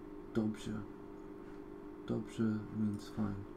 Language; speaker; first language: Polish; non-native, learner; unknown